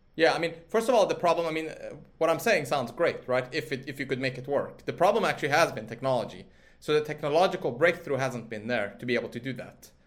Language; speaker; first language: English; early bilingual, other home language; Swedish